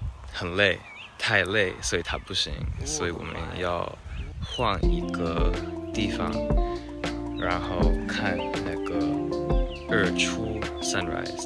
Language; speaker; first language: Chinese; non-native, fluent; Japanese